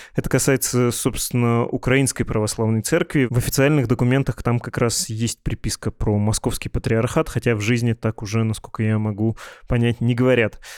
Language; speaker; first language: Russian; native; Russian